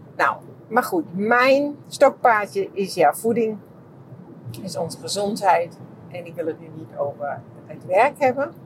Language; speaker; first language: Dutch; non-native, fluent; Czech